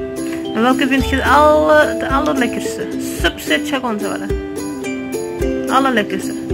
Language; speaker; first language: Dutch; non-native, fluent; Urdu